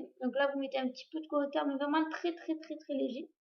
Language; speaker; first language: French; native; French